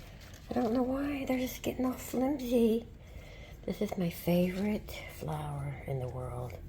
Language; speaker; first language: English; native; English